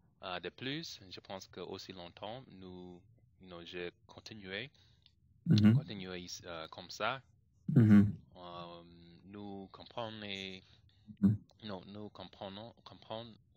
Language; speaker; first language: French; non-native, learner; English